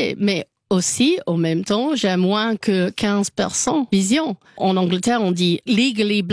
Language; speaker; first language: French; non-native, learner; English